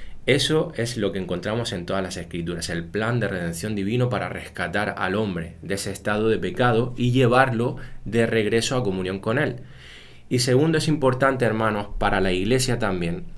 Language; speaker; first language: Spanish; native; Spanish